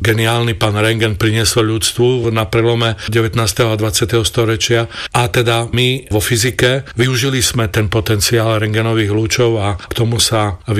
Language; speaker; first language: Slovak; native; Slovak